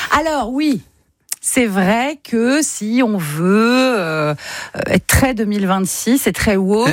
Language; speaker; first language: French; native; French